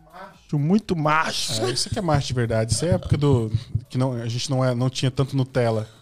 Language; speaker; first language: Portuguese; native; Portuguese